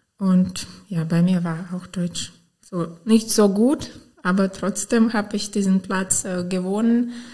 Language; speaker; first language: German; non-native, fluent; Ukrainian